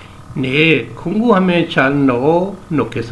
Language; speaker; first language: Korean; non-native, learner; Urdu